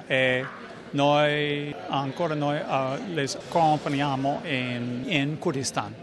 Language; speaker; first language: Italian; non-native, fluent; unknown